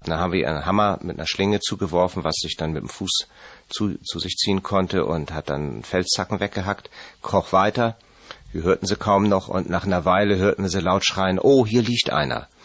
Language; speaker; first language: German; native; German